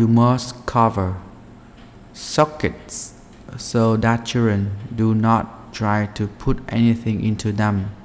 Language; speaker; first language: English; non-native, fluent; Vietnamese